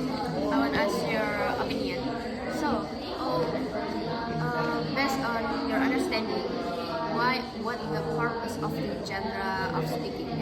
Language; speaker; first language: English; non-native, learner; Indonesian